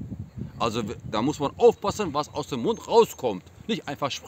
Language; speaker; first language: German; non-native, fluent; Turkish